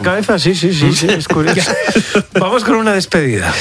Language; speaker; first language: Spanish; native; Spanish